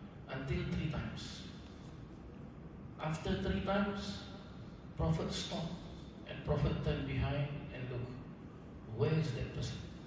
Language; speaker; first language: English; non-native, local second language; Malay